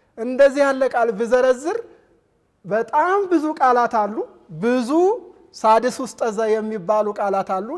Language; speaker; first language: Amharic; native; Amharic